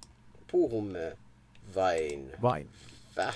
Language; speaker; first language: Finnish; non-native, learner; English